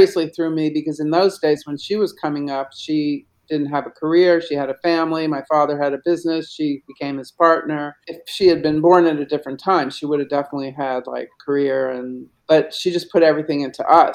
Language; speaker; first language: English; native; English